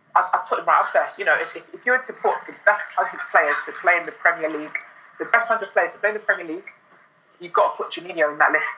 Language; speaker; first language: English; native; English